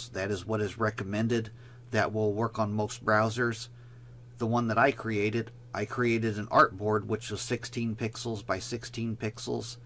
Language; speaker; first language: English; native; English